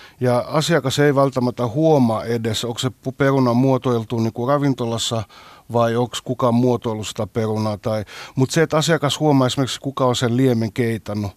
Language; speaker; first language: Finnish; non-native, fluent; Greek